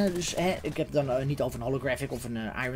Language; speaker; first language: Dutch; native; Dutch